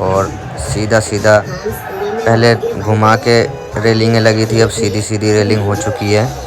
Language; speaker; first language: Hindi; native; Hindi